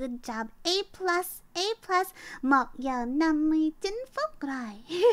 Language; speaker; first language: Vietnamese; early bilingual, heritage; Vietnamese